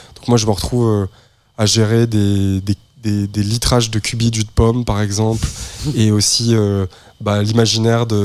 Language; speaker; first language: French; native; French